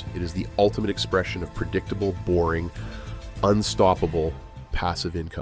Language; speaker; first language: English; native; English